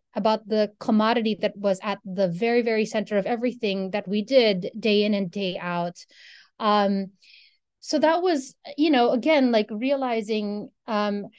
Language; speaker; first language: English; non-native, local second language; Filipino